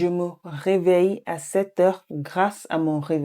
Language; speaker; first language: French; non-native, fluent; English